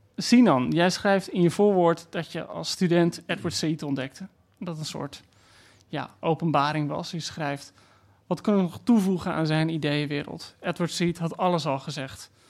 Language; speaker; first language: Dutch; native; Dutch